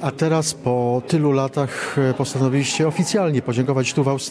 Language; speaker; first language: Polish; native; Polish